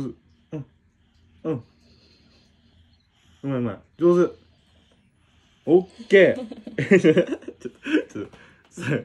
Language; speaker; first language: Japanese; native; Japanese